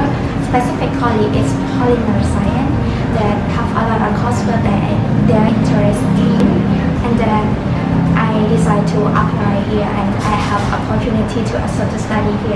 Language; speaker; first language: English; non-native, learner; Khmer